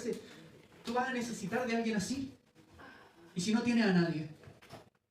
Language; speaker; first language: Spanish; native; Spanish